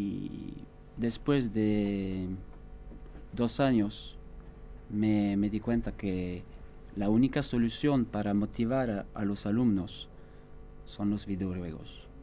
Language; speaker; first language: Spanish; non-native, fluent; French